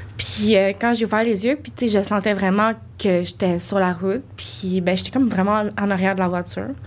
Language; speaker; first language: French; native; French